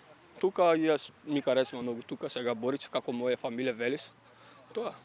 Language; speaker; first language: Macedonian; non-native, learner; Portuguese